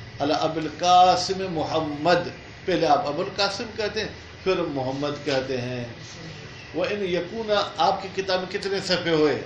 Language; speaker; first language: Urdu; non-native, local second language; Sindhi